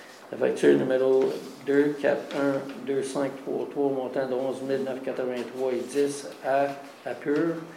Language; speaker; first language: French; native; French